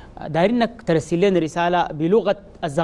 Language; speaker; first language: Arabic; native; Arabic